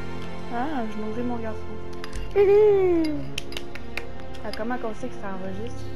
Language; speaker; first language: French; native; French